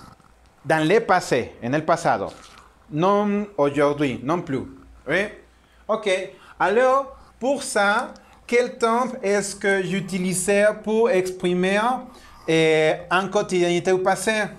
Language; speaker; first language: French; non-native, learner; Spanish